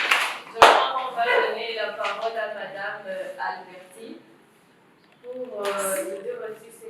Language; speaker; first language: French; non-native, local second language; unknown